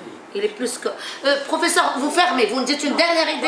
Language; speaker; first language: French; non-native, local second language; Arabic